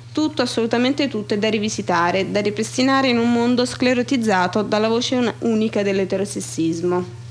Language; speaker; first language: Italian; native; Italian